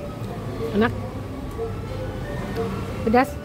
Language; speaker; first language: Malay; non-native, learner; English